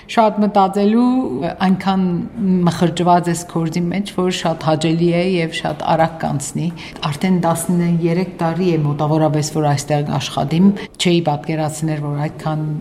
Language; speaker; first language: Armenian; early bilingual, heritage; Armenian